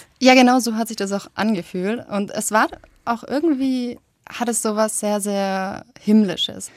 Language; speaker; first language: German; native; German